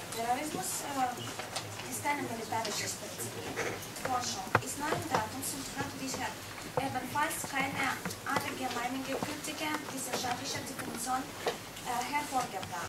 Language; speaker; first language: German; non-native, learner; Russian